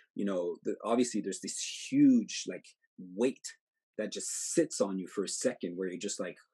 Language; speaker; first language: English; native; English